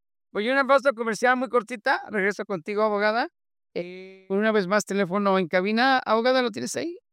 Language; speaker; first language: Spanish; native; Spanish